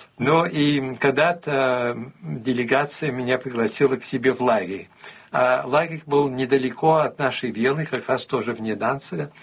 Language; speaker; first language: Russian; early bilingual, heritage; Russian